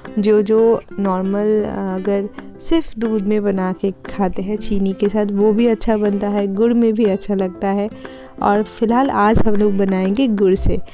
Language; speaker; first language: Hindi; non-native, local second language; Bangla